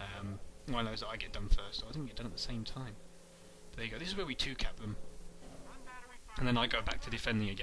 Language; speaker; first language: English; native; English